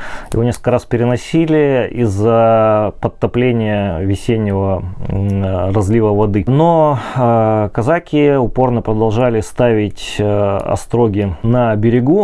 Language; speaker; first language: Russian; native; Russian